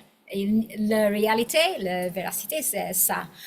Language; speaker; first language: French; non-native, learner; English